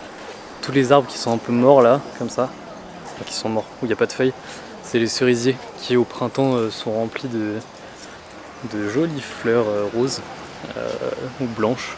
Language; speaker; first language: French; native; French